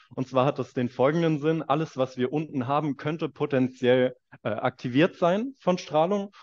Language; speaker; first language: German; native; German